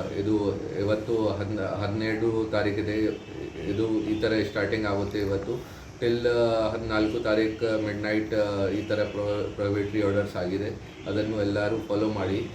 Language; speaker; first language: Kannada; non-native, fluent; Hindi